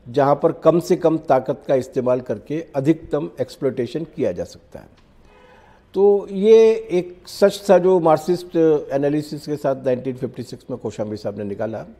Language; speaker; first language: Hindi; native; Hindi